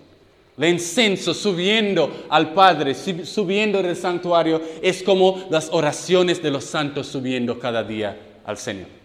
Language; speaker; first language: Spanish; non-native, fluent; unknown